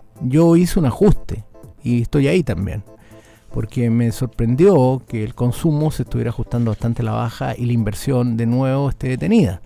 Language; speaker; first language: Spanish; native; Spanish